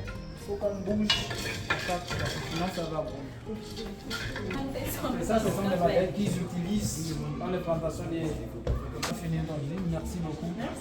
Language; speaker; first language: French; non-native, learner; Portuguese